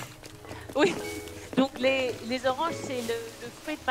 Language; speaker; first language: French; non-native, fluent; English